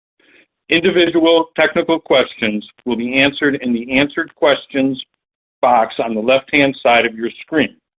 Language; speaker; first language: English; native; English